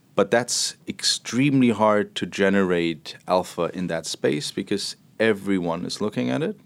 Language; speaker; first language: English; non-native, fluent; German